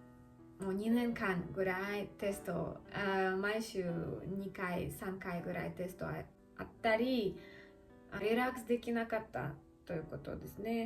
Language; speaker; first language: Japanese; non-native, learner; Russian